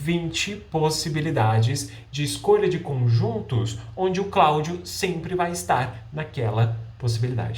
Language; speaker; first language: Portuguese; native; Portuguese